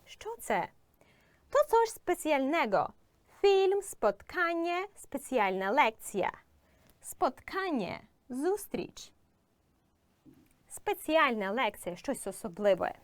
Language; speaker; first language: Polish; non-native, fluent; Ukrainian